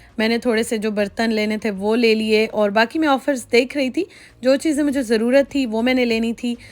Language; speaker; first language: Urdu; native; Urdu